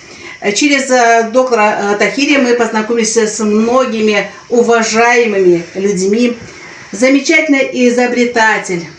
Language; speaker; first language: Russian; native; Russian